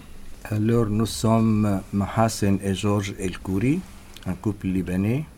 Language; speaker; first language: French; non-native, local second language; Arabic